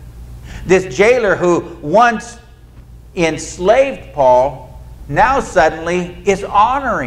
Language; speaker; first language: English; native; English